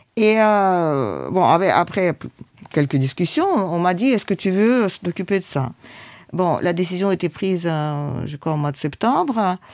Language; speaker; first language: French; non-native, fluent; Russian